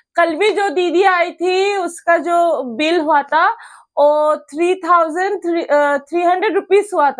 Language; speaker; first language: Hindi; non-native, local second language; Bangla